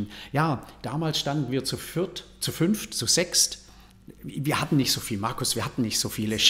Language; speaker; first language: German; native; German